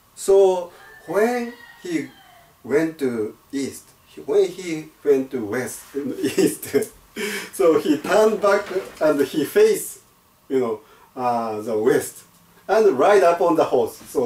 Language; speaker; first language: English; non-native, fluent; Japanese